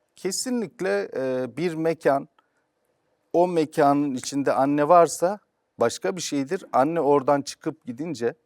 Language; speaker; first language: Turkish; native; Turkish